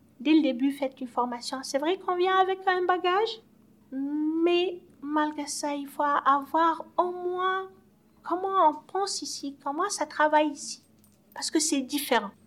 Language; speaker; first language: French; non-native, local second language; Arabic